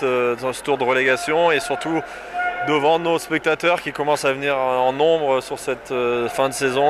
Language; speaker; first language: French; native; French